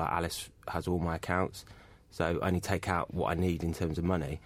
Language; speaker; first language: English; native; English